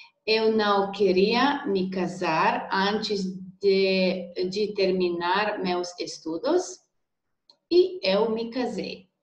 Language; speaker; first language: Portuguese; non-native, learner; Serbian